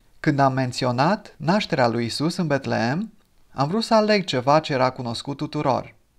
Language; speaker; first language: Romanian; non-native, fluent; English